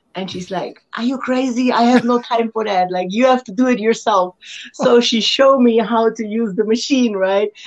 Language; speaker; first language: English; non-native, fluent; German